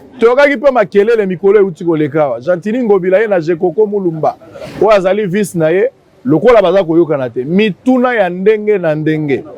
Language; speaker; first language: Lingala; native; Lingala